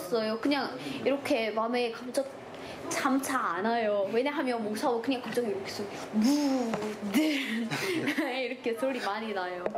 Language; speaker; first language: Korean; non-native, learner; Arabic